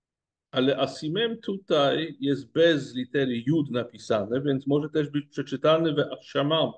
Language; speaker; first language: Polish; non-native, fluent; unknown